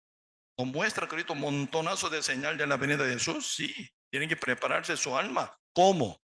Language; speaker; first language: Spanish; non-native, learner; Korean